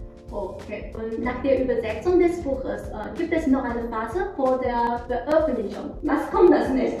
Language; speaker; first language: German; non-native, learner; Chinese